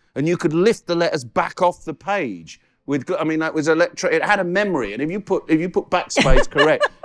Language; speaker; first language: English; native; English